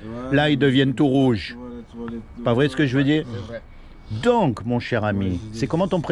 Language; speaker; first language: French; native; French